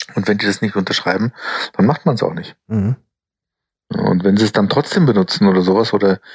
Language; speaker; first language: German; non-native, fluent; English